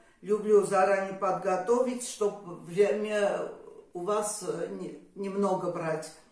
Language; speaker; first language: Russian; non-native, fluent; Armenian